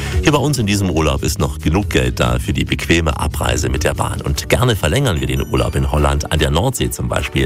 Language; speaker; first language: German; native; German